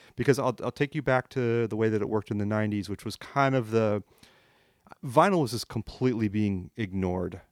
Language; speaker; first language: English; non-native, fluent; French